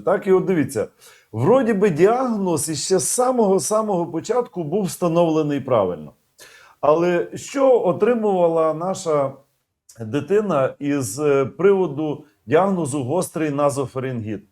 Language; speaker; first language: Ukrainian; native; Ukrainian